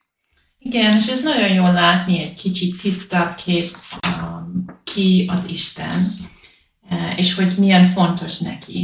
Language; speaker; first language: Hungarian; non-native, learner; English